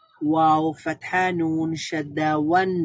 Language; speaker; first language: Arabic; non-native, learner; Bangla